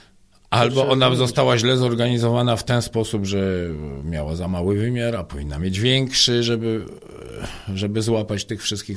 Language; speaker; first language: Polish; native; Polish